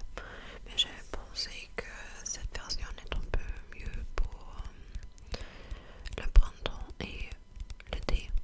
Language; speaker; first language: French; non-native, fluent; English